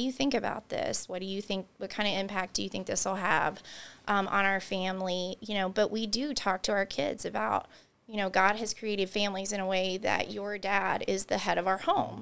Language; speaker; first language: English; native; English